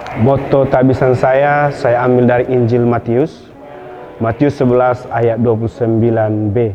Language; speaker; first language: Indonesian; non-native, local second language; Batak Toba